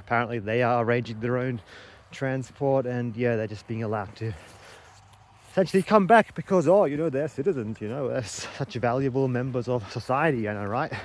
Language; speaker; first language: English; native; English